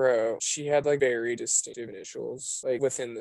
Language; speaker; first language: English; native; English